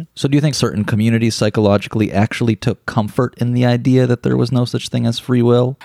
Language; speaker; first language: English; native; English